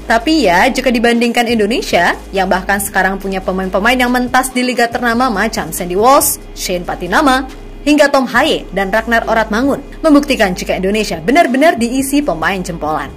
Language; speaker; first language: Indonesian; native; Indonesian